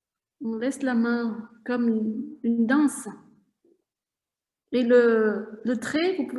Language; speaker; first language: French; non-native, fluent; Vietnamese